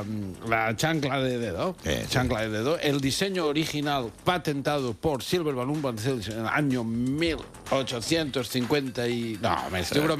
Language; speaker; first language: Spanish; native; Spanish